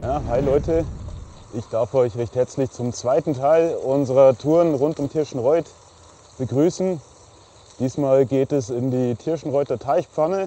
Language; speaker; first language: German; native; German